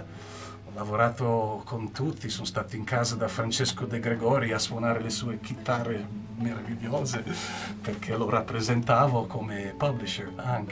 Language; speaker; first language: Italian; non-native, learner; English